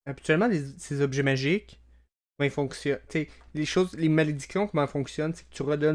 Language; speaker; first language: French; native; French